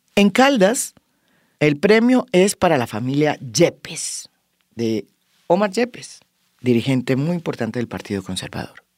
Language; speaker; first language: Spanish; native; Spanish